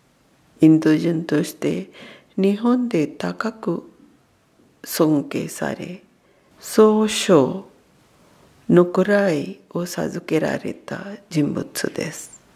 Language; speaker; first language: Japanese; non-native, fluent; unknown